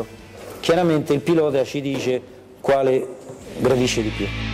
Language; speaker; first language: Italian; native; Italian